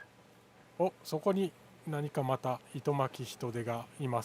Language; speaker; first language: Japanese; native; Japanese